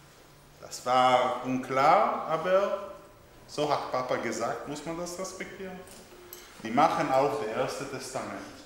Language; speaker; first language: German; non-native, learner; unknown